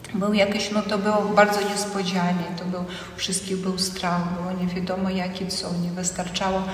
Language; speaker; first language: Polish; non-native, fluent; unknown